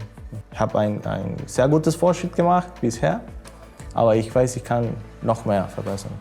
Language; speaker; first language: German; non-native, fluent; Spanish